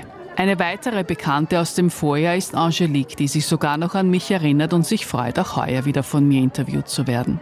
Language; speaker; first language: German; native; German